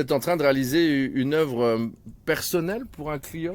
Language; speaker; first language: French; native; French